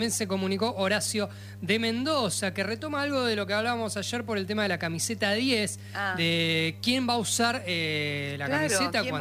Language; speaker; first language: Spanish; native; Spanish